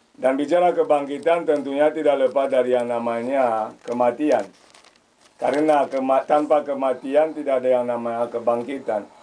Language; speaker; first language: Indonesian; non-native, fluent; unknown